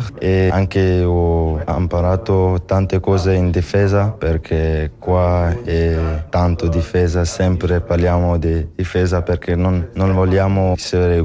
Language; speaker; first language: Italian; non-native, local second language; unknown